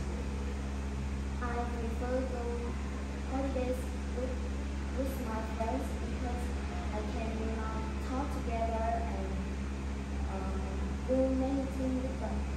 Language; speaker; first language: English; non-native, learner; Vietnamese